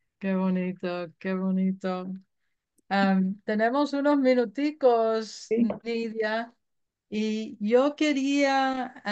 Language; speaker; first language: Spanish; early bilingual, heritage; Spanish